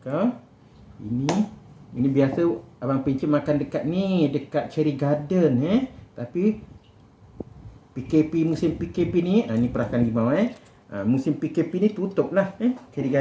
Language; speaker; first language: Malay; native; Malay